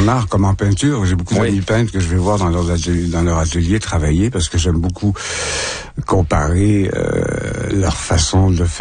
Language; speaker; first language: French; native; French